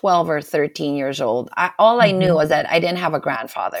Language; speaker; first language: English; non-native, local second language; Filipino